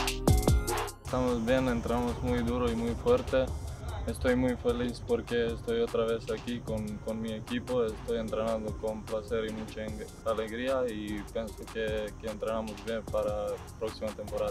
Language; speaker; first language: Spanish; non-native, learner; Serbian